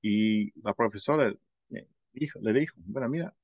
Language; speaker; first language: Spanish; non-native, fluent; English